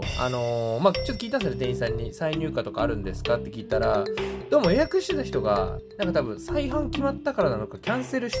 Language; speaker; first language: Japanese; native; Japanese